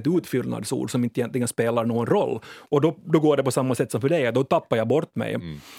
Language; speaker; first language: Swedish; native; Swedish